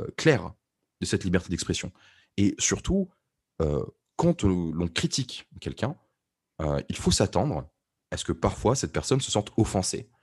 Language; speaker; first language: French; non-native, local second language; Arabic